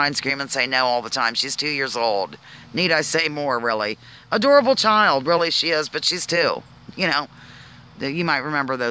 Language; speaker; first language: English; native; English